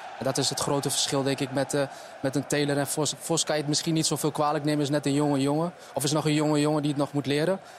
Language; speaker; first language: Dutch; early bilingual, other home language; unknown